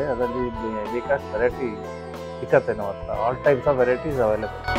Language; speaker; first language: Kannada; non-native, local second language; Gujarati